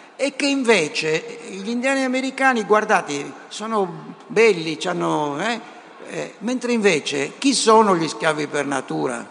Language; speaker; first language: Italian; native; Italian